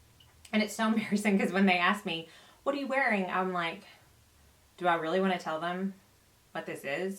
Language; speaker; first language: English; native; English